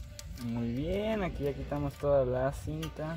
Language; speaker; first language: Spanish; native; Spanish